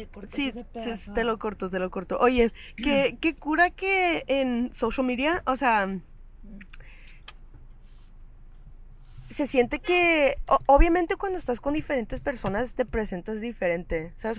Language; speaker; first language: Spanish; early bilingual, heritage; Spanish